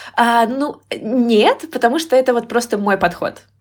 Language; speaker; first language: Russian; native; Russian